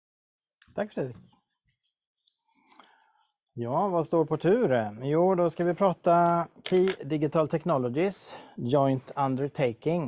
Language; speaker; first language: Swedish; native; Swedish